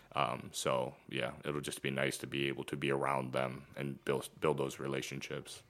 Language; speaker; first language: English; native; English